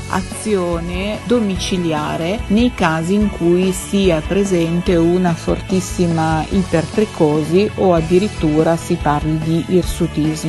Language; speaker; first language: Italian; native; Italian